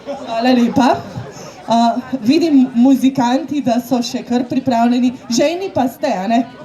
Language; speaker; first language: Slovenian; native; Slovenian